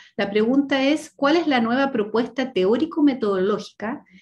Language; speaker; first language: Spanish; native; Spanish